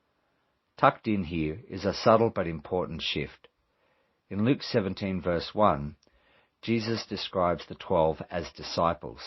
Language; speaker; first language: English; native; English